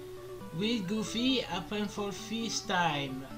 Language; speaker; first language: English; non-native, learner; French